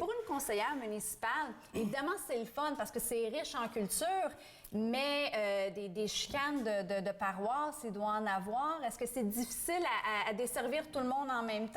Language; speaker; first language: French; native; French